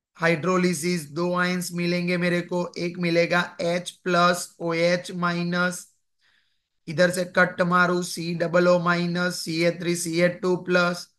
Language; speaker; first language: Hindi; non-native, local second language; Gujarati